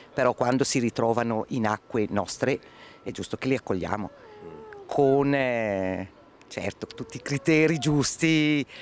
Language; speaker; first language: Italian; non-native, fluent; Bulgarian